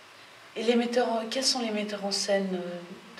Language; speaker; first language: French; native; French